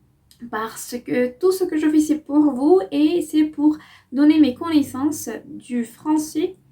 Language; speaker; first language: French; non-native, fluent; Spanish